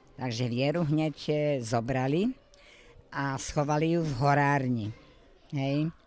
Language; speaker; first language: Slovak; native; Slovak